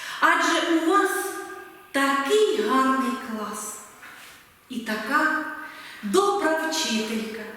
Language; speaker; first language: Ukrainian; native; Ukrainian